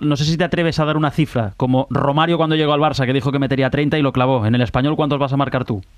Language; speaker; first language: Spanish; native; Spanish